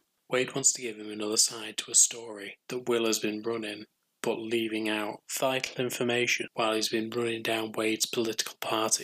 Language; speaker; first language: English; native; English